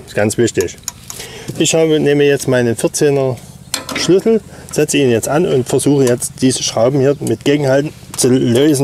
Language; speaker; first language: German; native; German